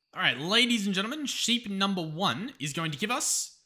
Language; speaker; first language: English; native; English